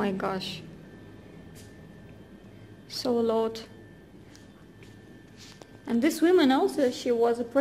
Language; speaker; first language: English; non-native, learner; Russian